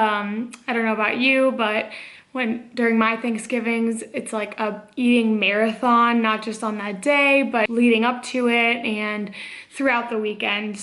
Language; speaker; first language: English; native; English